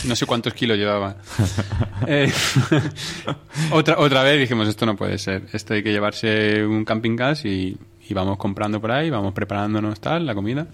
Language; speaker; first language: Spanish; native; Spanish